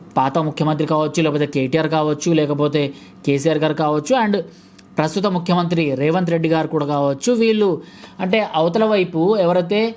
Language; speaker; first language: Telugu; native; Telugu